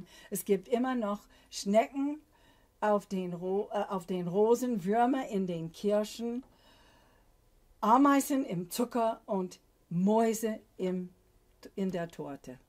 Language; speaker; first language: German; non-native, fluent; English